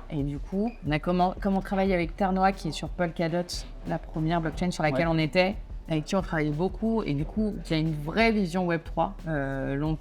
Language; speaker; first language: French; native; French